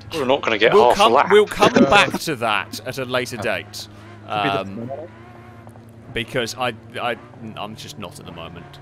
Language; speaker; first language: English; native; English